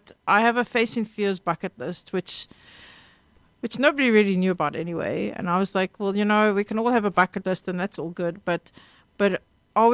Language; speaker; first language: English; native; English